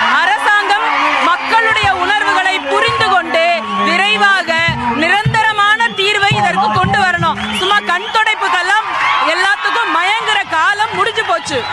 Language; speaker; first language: Tamil; native; Tamil